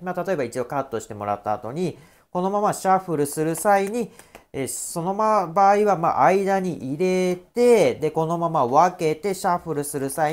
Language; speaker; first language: Japanese; native; Japanese